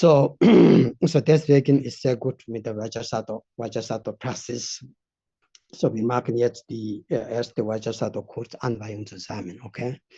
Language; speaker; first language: German; non-native, fluent; Tibetan